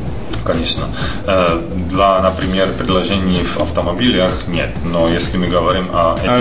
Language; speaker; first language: Russian; non-native, fluent; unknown